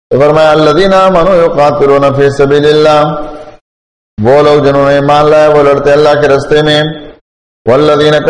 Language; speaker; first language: Urdu; non-native, local second language; Pashto